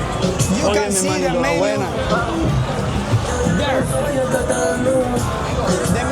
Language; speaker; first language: English; non-native, learner; Spanish